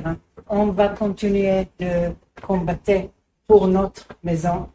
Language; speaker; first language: French; non-native, learner; Hebrew